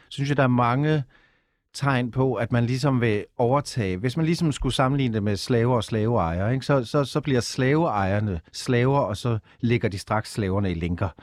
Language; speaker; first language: Danish; native; Danish